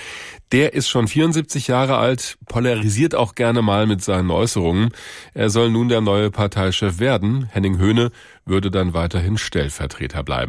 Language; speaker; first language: German; native; German